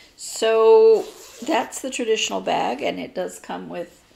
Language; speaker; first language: English; native; English